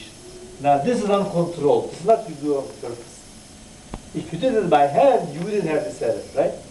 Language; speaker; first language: English; non-native, fluent; Turkish